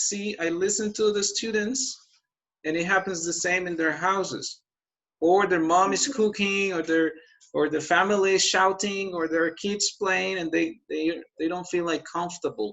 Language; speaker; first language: English; non-native, fluent; Spanish